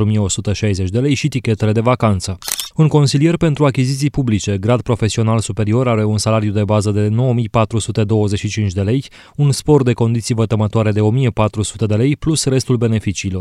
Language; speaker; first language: Romanian; native; Romanian